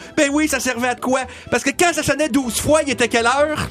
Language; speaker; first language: French; native; French